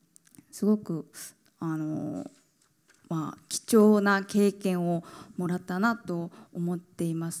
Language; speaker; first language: Japanese; non-native, fluent; Korean